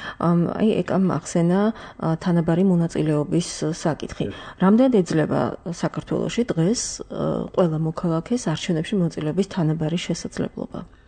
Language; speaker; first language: Georgian; native; Georgian